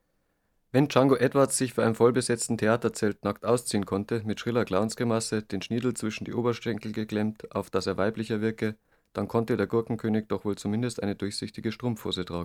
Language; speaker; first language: German; native; German